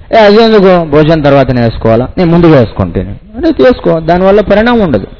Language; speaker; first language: Telugu; non-native, fluent; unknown